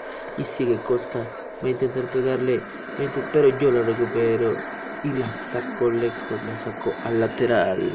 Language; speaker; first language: Spanish; native; Spanish